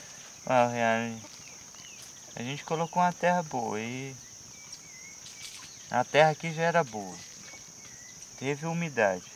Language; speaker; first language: Portuguese; native; Portuguese